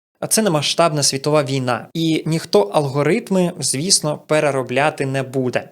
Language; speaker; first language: Ukrainian; non-native, local second language; Russian